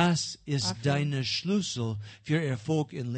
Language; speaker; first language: German; non-native, learner; English